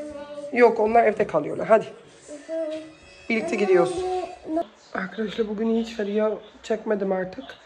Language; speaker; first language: Turkish; early bilingual, heritage; Turkish